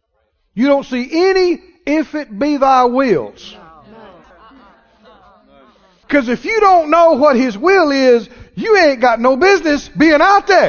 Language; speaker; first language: English; native; English